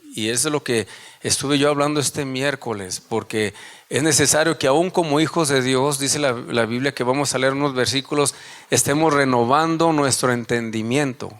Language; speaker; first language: Spanish; native; Spanish